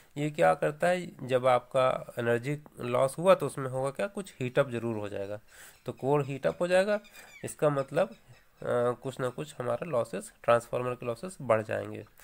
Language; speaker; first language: Hindi; native; Hindi